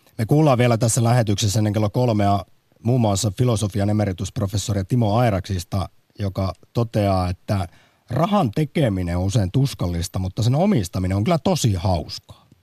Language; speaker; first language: Finnish; native; Finnish